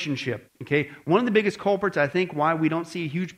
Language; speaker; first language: English; native; English